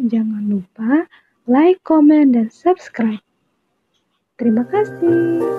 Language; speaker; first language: Indonesian; native; Indonesian